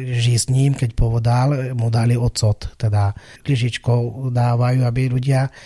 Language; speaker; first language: Slovak; non-native, fluent; Malayalam